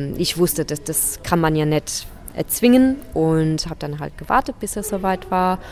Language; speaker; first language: German; non-native, fluent; English